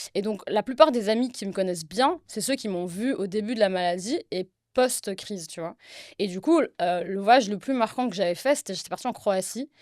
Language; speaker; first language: French; early bilingual, other home language; Arabic